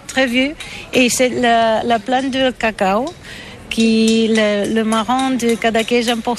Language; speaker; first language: French; non-native, learner; Catalan